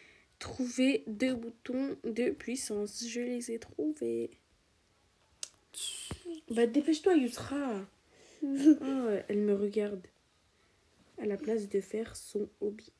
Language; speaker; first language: French; native; French